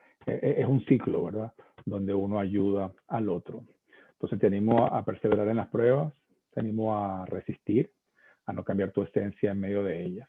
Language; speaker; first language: Spanish; native; Spanish